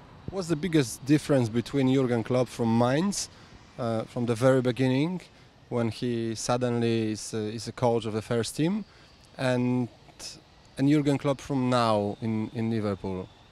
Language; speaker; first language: English; non-native, fluent; Polish